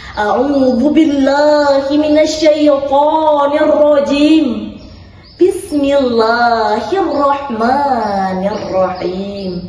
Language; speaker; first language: Arabic; non-native, learner; Indonesian